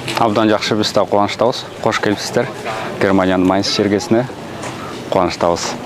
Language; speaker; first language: Kyrgyz; native; Kyrgyz